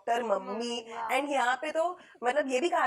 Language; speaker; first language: Hindi; native; Hindi